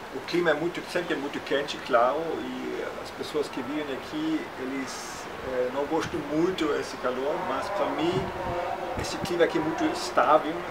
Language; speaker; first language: Portuguese; non-native, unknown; German